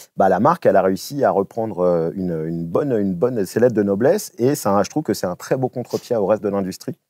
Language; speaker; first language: French; native; French